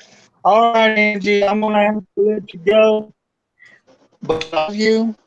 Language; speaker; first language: English; native; English